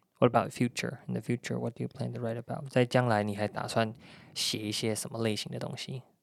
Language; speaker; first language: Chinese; native; Chinese